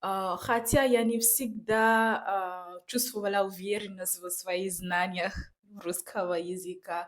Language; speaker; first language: Russian; non-native, fluent; Fon